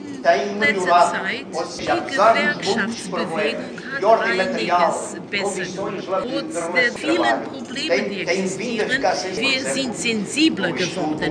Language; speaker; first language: German; non-native, fluent; Portuguese